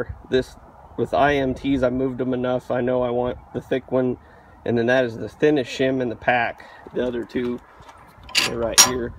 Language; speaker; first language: English; native; English